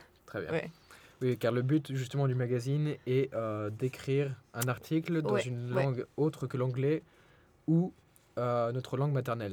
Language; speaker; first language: French; non-native, fluent; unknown